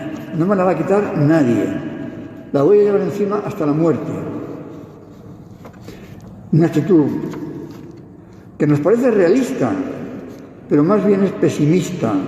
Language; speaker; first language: Spanish; native; Spanish